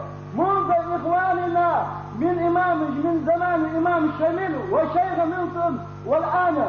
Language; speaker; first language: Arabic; non-native, learner; Chechen